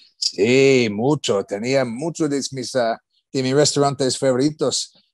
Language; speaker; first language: Spanish; non-native, learner; English